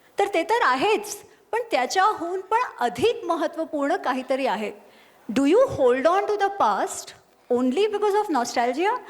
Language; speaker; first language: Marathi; non-native, local second language; Gujarati